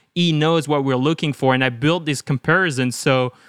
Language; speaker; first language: English; non-native, fluent; French